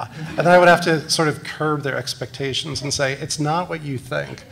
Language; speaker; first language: English; native; English